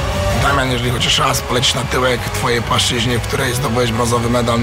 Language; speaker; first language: Polish; native; Polish